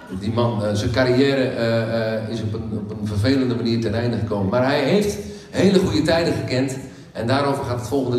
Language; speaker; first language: Dutch; native; Dutch